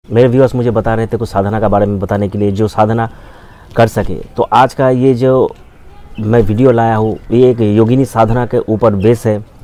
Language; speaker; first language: Hindi; non-native, local second language; Bangla